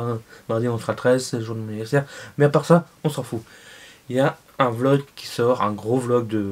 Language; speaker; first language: French; native; French